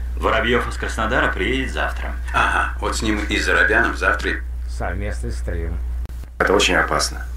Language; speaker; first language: Russian; native; Russian